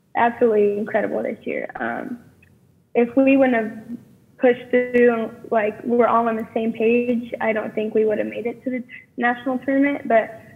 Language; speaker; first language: English; native; English